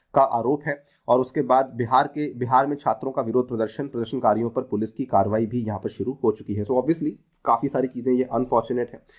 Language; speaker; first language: Hindi; native; Hindi